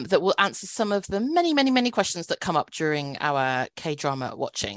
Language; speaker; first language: English; non-native, local second language; Cantonese